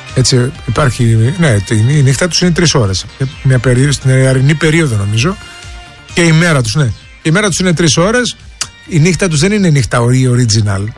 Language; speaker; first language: Greek; native; Greek